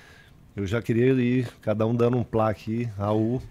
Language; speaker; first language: Portuguese; native; Portuguese